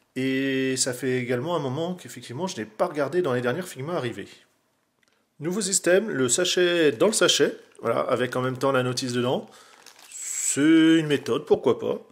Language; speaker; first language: French; native; French